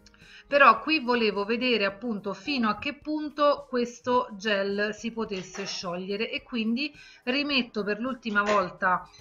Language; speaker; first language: Italian; native; Italian